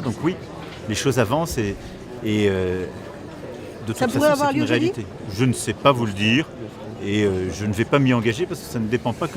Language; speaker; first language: French; native; French